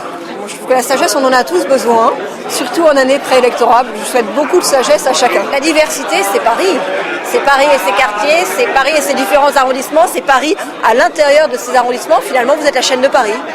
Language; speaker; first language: French; native; French